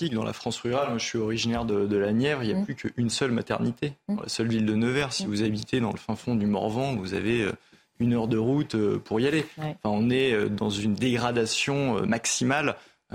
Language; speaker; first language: French; native; French